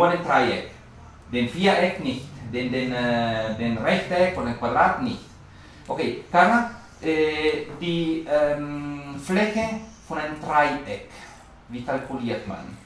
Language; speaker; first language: German; non-native, learner; Spanish